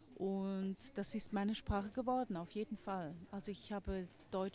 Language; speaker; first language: German; early bilingual, other home language; Hungarian